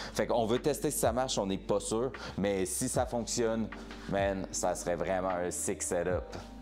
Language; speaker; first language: French; native; French